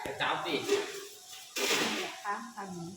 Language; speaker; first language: Thai; native; Thai